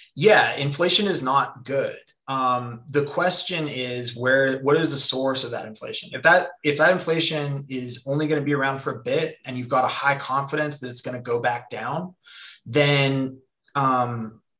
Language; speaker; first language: English; native; English